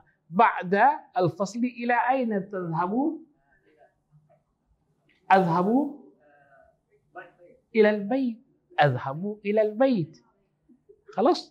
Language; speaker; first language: Arabic; non-native, fluent; Malay